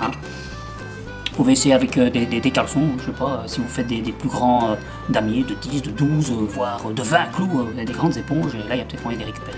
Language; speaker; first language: French; native; French